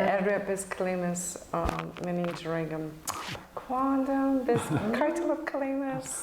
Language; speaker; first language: Kazakh; non-native, learner; English